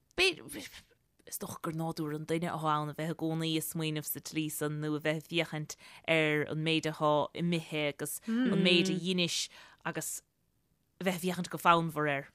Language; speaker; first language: Irish; native; Irish